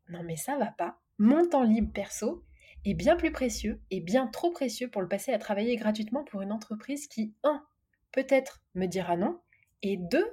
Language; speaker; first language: French; native; French